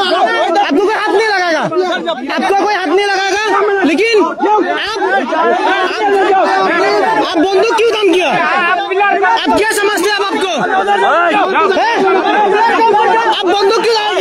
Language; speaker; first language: Hindi; non-native, learner; Bangla